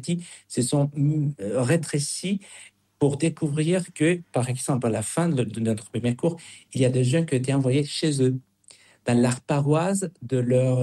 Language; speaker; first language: French; non-native, fluent; Spanish